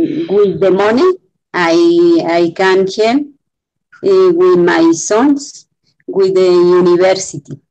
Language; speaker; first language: English; non-native, learner; Spanish